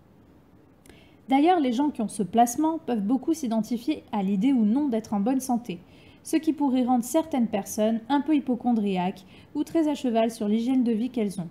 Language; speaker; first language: French; native; French